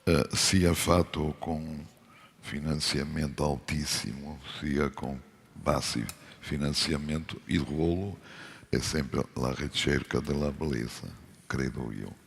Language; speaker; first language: Italian; non-native, fluent; Portuguese